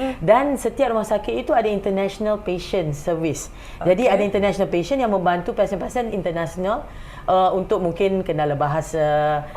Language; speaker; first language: Malay; native; Malay